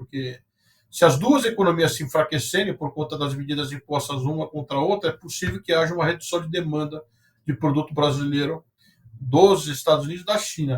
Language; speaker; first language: Portuguese; native; Portuguese